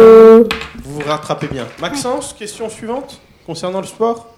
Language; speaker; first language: French; native; French